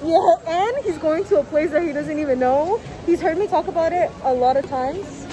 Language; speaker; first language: English; early bilingual, other home language; Spanish